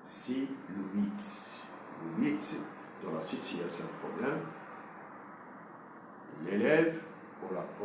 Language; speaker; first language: French; non-native, local second language; Arabic